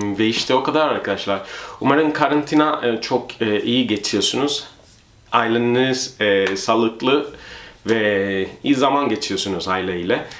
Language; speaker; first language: Turkish; non-native, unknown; Spanish